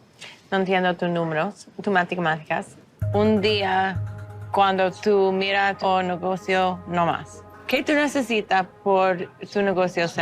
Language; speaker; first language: Spanish; non-native, learner; English